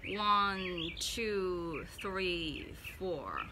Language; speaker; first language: English; non-native, fluent; Korean